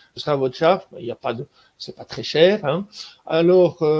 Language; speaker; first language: French; native; French